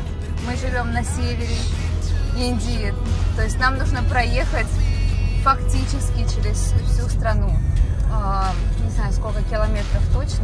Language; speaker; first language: Russian; native; Russian